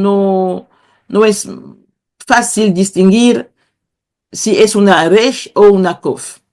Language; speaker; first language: Spanish; non-native, fluent; Kongo